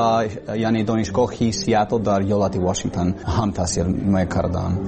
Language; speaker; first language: Persian; non-native, learner; English